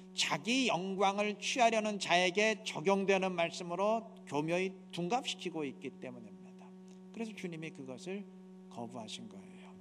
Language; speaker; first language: Korean; native; Korean